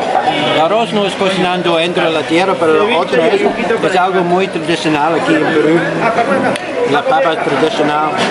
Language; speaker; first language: Spanish; non-native, learner; English